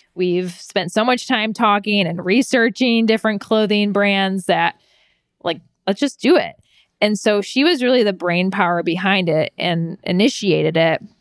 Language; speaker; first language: English; native; English